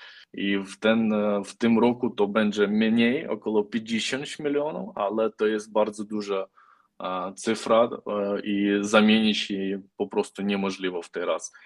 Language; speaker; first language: Polish; non-native, learner; Ukrainian